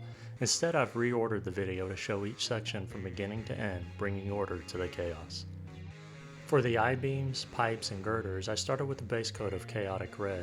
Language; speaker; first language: English; native; English